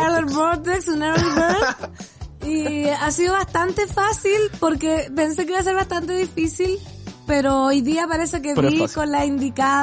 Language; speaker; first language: Spanish; native; Spanish